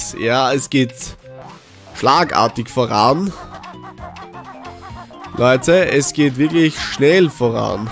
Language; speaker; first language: German; native; German